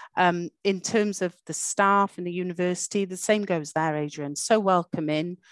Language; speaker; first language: English; native; English